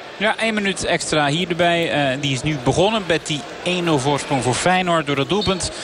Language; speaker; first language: Dutch; native; Dutch